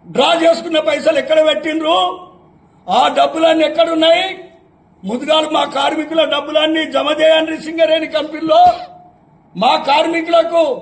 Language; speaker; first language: Telugu; native; Telugu